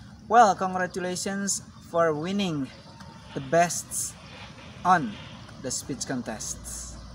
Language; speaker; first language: English; non-native, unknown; Indonesian